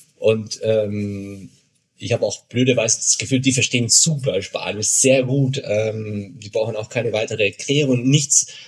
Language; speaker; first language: German; non-native, fluent; Spanish